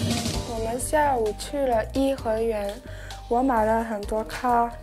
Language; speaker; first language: Chinese; non-native, learner; French